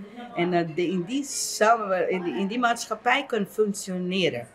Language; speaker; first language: Dutch; non-native, learner; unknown